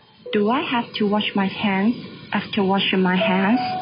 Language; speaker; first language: English; non-native, fluent; Chinese